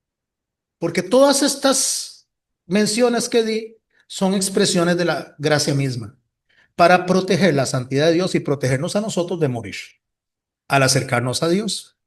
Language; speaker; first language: Spanish; native; Spanish